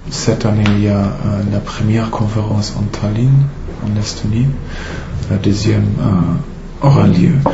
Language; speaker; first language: French; non-native, fluent; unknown